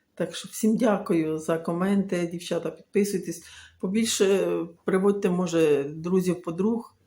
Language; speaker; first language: Ukrainian; native; Ukrainian